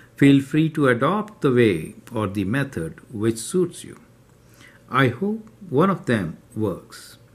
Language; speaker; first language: English; non-native, local second language; Hindi